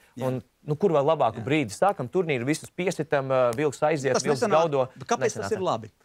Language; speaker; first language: Latvian; native; Latvian